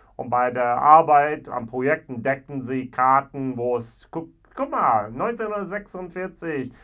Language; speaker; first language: German; non-native, fluent; English